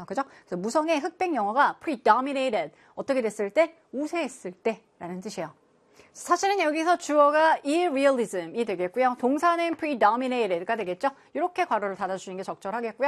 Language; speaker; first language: Korean; native; Korean